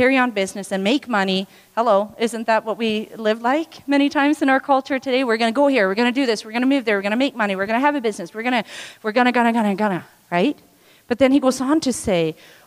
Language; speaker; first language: English; non-native, local second language; Swedish